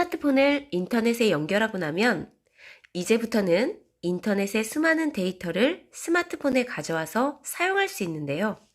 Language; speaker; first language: Korean; native; Korean